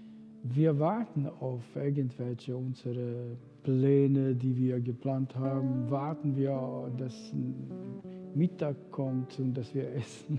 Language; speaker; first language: German; non-native, fluent; Romany